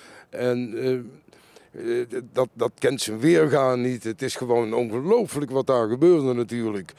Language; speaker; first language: Dutch; native; Dutch